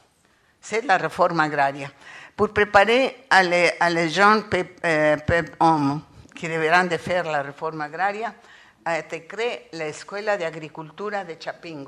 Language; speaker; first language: French; non-native, learner; Spanish